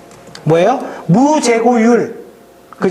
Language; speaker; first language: Korean; native; Korean